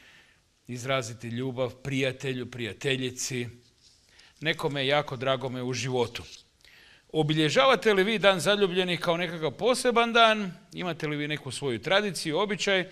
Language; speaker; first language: Serbian; native; Serbian